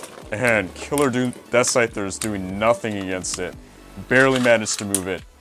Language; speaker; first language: English; native; English